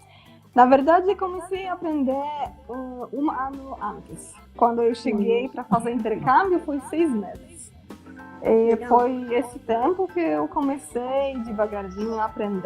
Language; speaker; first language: Portuguese; non-native, fluent; Polish